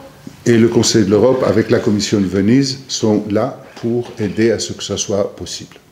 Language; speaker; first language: French; non-native, fluent; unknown